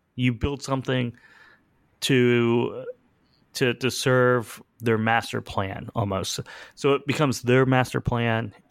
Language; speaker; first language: English; native; English